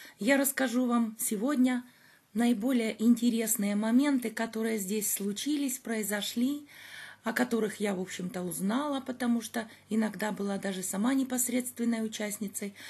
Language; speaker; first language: Russian; native; Russian